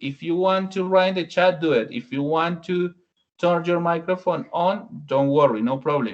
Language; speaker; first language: English; non-native, fluent; Spanish